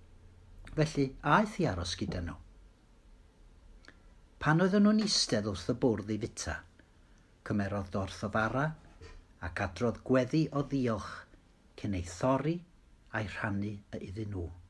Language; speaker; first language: Welsh; native; Welsh